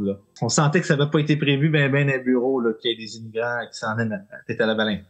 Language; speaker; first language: French; native; French